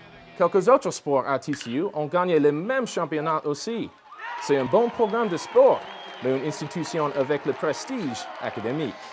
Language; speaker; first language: French; non-native, learner; English